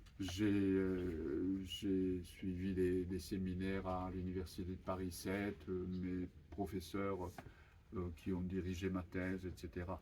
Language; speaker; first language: French; non-native, fluent; Japanese